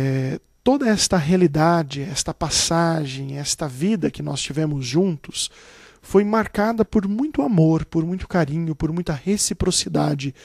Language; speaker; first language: Portuguese; native; Portuguese